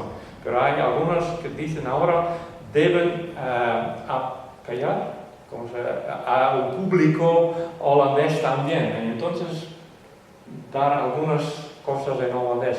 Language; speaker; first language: Spanish; non-native, fluent; Western Frisian